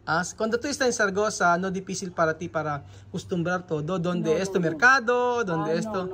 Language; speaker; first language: Spanish; non-native, learner; Filipino